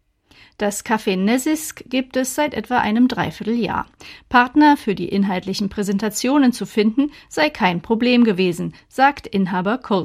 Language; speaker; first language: German; native; German